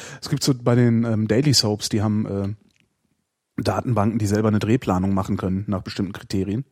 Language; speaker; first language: German; native; German